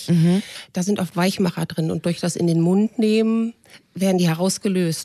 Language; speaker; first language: German; native; German